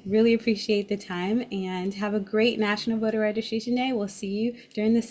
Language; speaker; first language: English; native; English